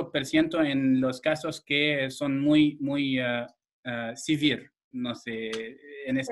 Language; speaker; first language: Spanish; non-native, fluent; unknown